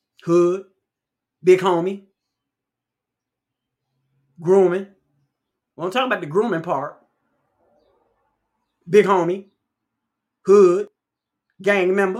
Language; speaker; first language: English; native; English